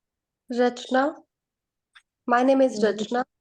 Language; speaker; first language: English; non-native, learner; Hindi